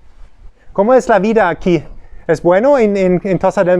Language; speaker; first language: Spanish; non-native, learner; German